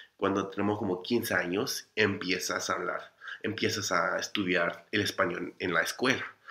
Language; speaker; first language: Spanish; non-native, fluent; English